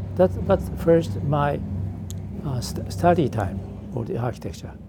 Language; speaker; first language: English; non-native, learner; Japanese